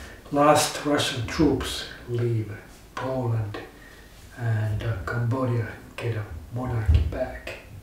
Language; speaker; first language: English; non-native, fluent; Finnish